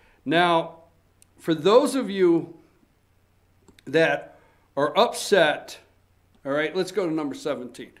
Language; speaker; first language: English; native; English